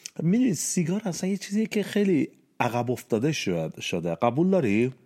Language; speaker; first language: Persian; early bilingual, heritage; Persian